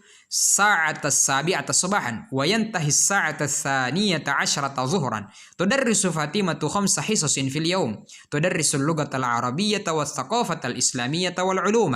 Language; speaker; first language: Arabic; non-native, fluent; Indonesian